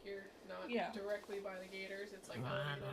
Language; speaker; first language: English; native; English